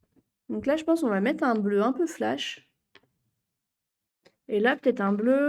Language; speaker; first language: French; native; French